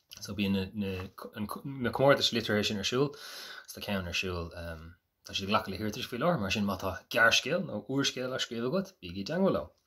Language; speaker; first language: Irish; native; Irish